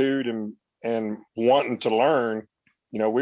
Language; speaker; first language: English; native; English